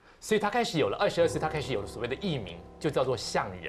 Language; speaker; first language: Chinese; native; Chinese